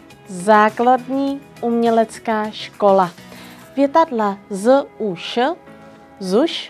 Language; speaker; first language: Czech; non-native, fluent; Vietnamese